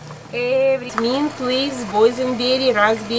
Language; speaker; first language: English; non-native, learner; Russian